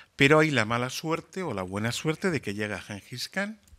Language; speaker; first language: Spanish; native; Spanish